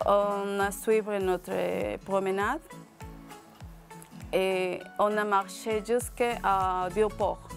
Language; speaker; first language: French; non-native, learner; Spanish